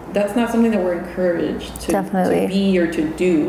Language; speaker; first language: English; early bilingual, other home language; Spanish